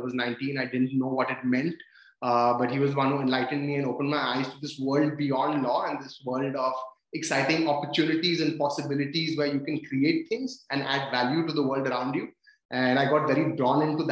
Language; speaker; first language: English; non-native, local second language; Hindi